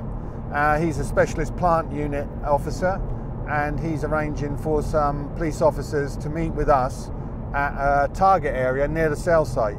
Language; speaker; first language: English; native; English